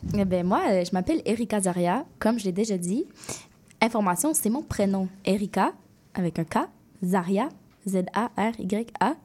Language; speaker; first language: French; native; French